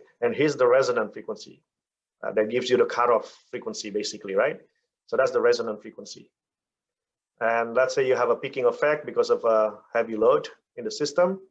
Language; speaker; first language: English; non-native, fluent; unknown